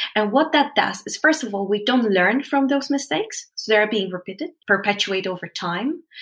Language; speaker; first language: English; non-native, fluent; Polish